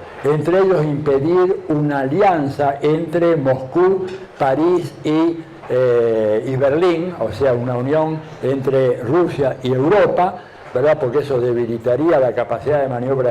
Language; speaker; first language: Spanish; native; Spanish